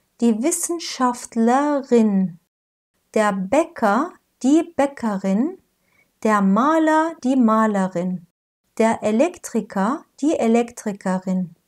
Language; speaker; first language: German; non-native, fluent; Turkish